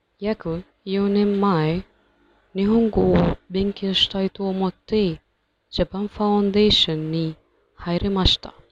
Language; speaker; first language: Japanese; non-native, learner; Arabic